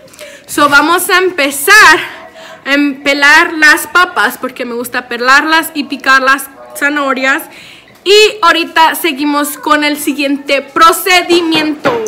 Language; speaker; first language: Spanish; early bilingual, heritage; Spanish